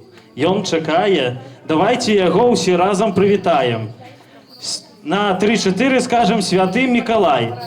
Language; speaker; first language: Belarusian; non-native, local second language; Russian